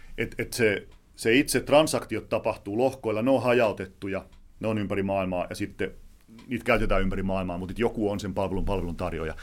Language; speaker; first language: Finnish; native; Finnish